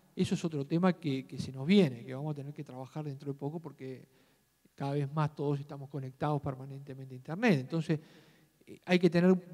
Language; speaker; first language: Spanish; native; Spanish